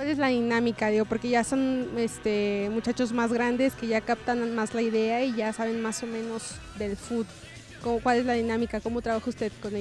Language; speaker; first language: Spanish; native; Spanish